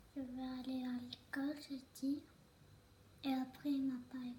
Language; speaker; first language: French; early bilingual, other home language; Turkish